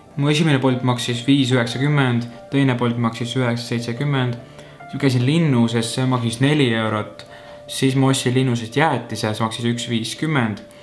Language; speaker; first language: Estonian; early bilingual, heritage; Estonian